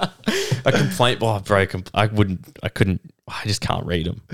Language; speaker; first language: English; native; English